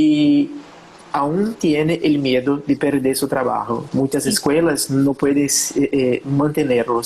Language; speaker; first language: Spanish; non-native, learner; Portuguese